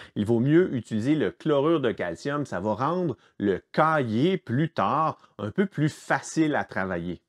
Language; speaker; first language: French; native; French